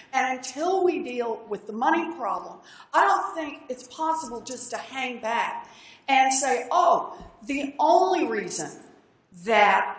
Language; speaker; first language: English; native; English